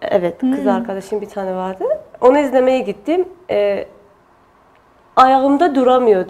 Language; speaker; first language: Turkish; non-native, fluent; Persian